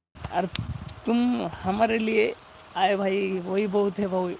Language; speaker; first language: Hindi; non-native, local second language; Marathi